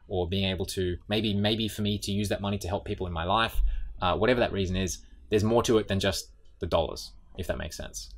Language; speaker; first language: English; native; English